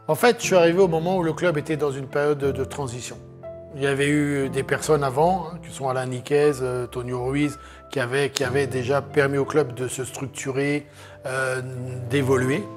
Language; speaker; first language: French; native; French